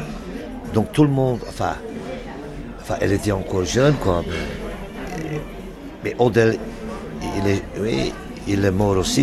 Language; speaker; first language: French; non-native, local second language; Dutch